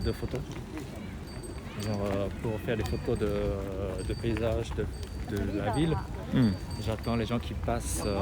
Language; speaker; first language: French; non-native, learner; Japanese